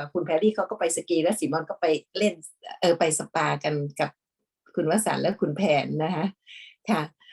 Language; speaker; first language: Thai; native; Thai